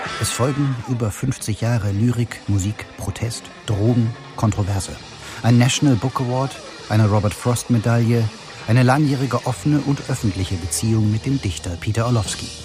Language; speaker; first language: German; native; German